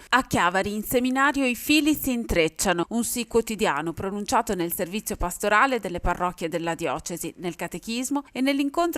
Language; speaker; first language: Italian; native; Italian